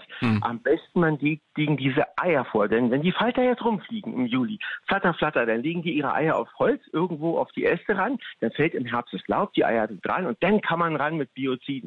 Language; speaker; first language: German; native; German